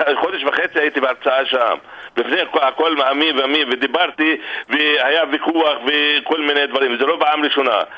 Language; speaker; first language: Hebrew; non-native, local second language; Arabic